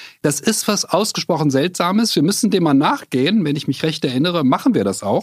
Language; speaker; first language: German; native; German